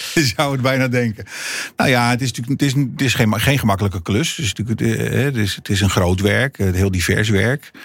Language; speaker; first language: Dutch; non-native, fluent; Portuguese